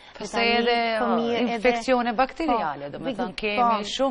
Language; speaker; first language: Albanian; native; Albanian